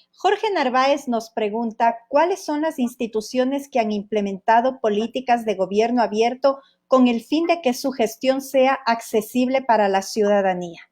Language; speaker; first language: Spanish; native; Spanish